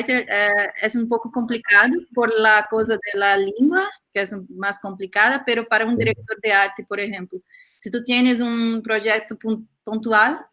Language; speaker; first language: Spanish; non-native, fluent; Portuguese